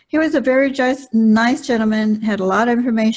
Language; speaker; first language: English; early bilingual, other home language; Spanish